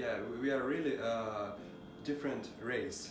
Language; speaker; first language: English; non-native, learner; Russian